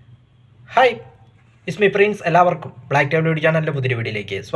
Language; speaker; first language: Malayalam; native; Malayalam